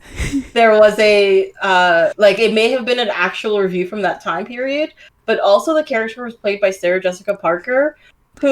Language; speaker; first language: English; native; English